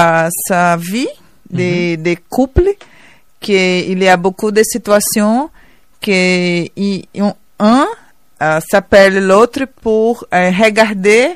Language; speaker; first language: French; non-native, learner; Portuguese